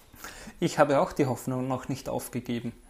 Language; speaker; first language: German; native; German